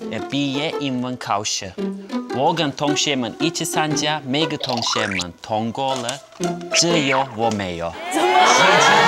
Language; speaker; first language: Chinese; non-native, fluent; Turkish